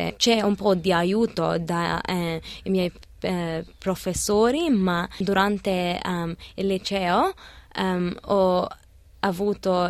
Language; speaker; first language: Italian; non-native, learner; Arabic